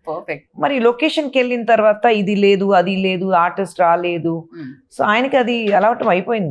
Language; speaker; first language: Telugu; non-native, local second language; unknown